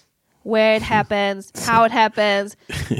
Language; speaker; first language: English; non-native, fluent; German